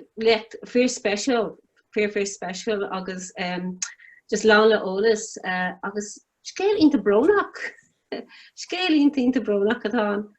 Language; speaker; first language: Irish; non-native, local second language; English